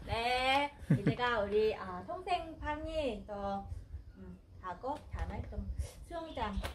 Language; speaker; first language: Korean; non-native, learner; Vietnamese